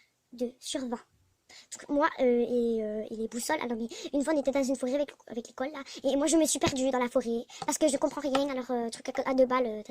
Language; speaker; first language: French; native; French